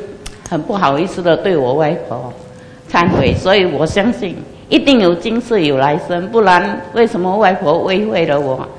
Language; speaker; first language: Chinese; non-native, local second language; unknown